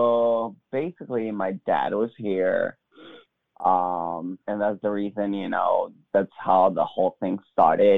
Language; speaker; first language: English; non-native, fluent; Spanish